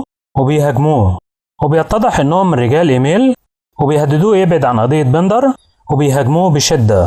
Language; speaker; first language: Arabic; native; Arabic